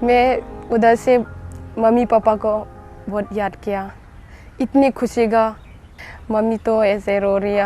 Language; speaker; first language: Hindi; non-native, local second language; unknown